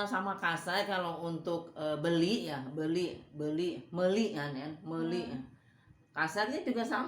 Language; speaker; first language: Indonesian; non-native, local second language; Sundanese